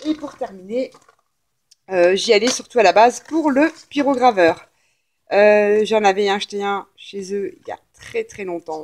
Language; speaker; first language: French; native; French